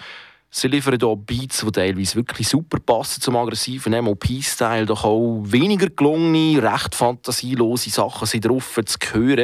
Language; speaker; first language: German; native; German